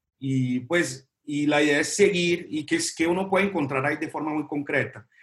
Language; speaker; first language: Spanish; non-native, fluent; Portuguese